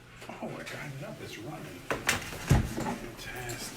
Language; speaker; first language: English; native; English